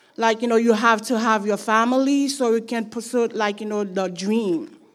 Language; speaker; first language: English; non-native, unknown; Haitian Creole